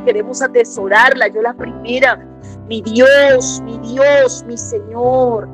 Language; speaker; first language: Spanish; native; Spanish